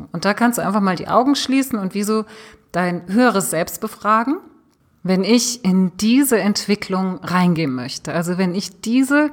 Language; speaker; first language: German; native; German